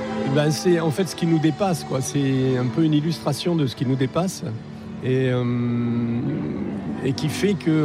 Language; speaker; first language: French; native; French